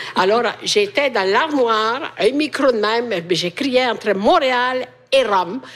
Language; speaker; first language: French; non-native, fluent; Italian